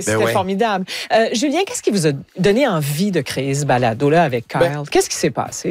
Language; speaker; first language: French; native; French